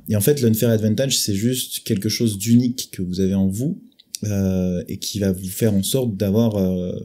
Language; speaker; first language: French; native; French